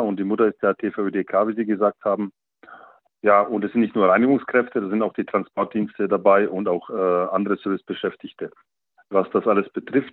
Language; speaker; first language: German; native; German